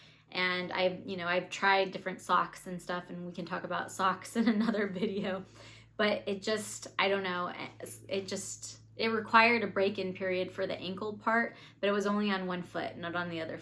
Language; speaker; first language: English; native; English